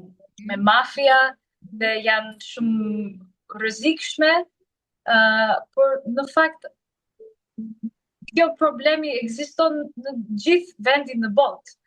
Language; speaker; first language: Albanian; non-native, learner; English